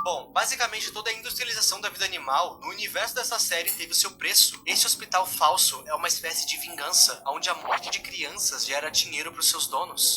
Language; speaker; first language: Portuguese; native; Portuguese